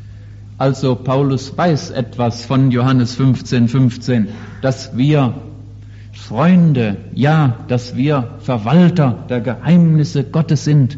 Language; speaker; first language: German; native; German